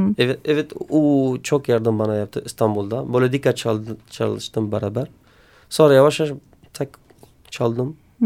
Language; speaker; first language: Turkish; non-native, learner; Kurdish